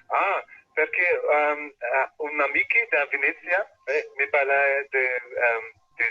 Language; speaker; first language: Italian; non-native, learner; German